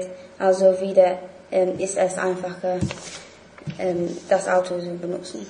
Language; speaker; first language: German; non-native, learner; English